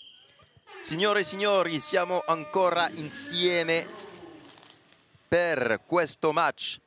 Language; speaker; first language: Italian; non-native, fluent; French